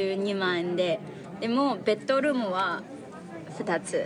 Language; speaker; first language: Japanese; non-native, fluent; Chinese